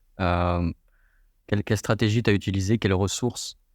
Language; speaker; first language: French; native; French